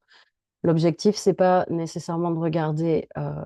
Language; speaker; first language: French; native; French